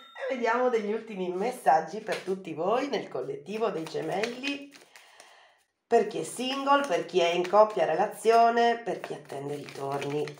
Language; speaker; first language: Italian; native; Italian